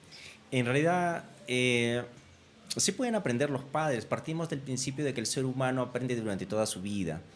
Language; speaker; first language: Spanish; native; Spanish